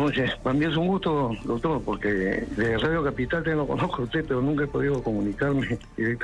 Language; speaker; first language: Spanish; native; Spanish